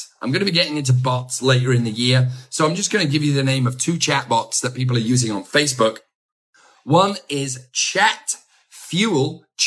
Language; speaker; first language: English; native; English